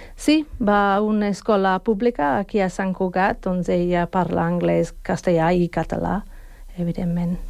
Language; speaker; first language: Catalan; non-native, fluent; English